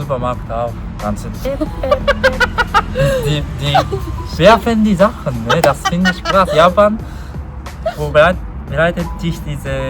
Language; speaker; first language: German; non-native, learner; Japanese